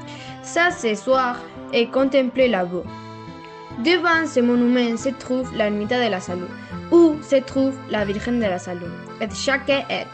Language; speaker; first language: French; non-native, learner; Spanish